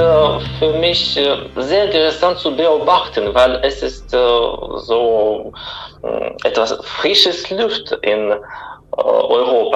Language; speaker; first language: German; non-native, fluent; Russian